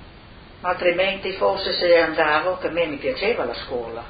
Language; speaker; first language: Italian; non-native, local second language; Friulian